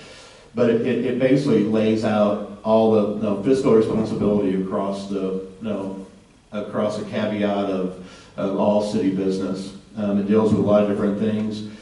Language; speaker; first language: English; native; English